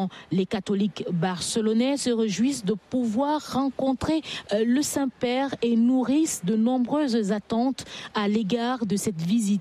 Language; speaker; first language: French; native; French